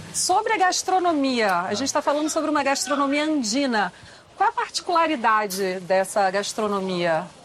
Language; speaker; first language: Portuguese; native; Portuguese